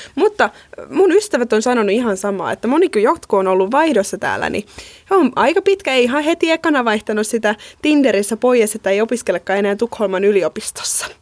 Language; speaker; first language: Finnish; native; Finnish